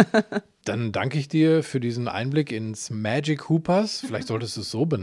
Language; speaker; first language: German; native; German